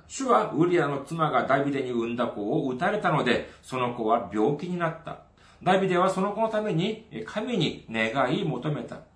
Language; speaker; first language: Japanese; non-native, fluent; Korean